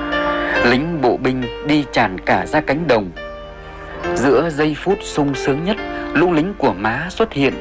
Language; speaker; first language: Vietnamese; native; Vietnamese